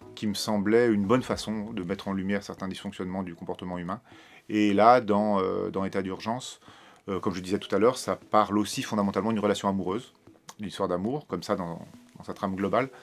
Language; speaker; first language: French; native; French